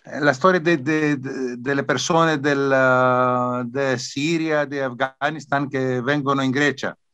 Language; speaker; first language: Italian; non-native, learner; Greek